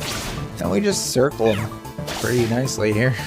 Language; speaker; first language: English; native; English